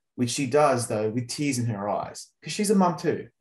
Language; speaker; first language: English; native; English